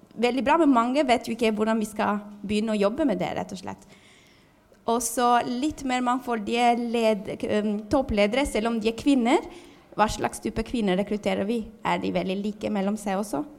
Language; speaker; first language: Norwegian; non-native, fluent; Albanian